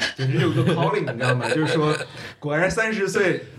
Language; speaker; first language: Chinese; native; Chinese